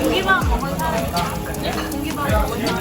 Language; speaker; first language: Korean; non-native, fluent; Mongolian